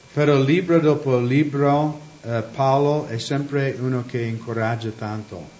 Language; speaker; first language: Italian; non-native, fluent; English